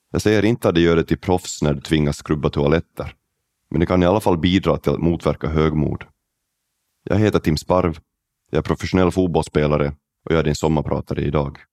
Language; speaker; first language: Swedish; native; Swedish